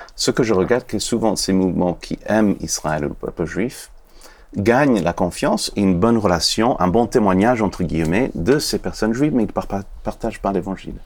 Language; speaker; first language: French; non-native, fluent; Hebrew